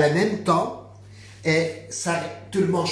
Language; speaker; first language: French; non-native, fluent; Spanish